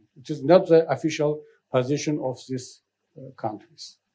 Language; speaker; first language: English; non-native, learner; Tajik